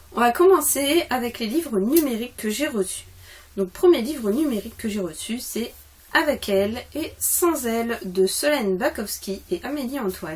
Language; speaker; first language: French; native; French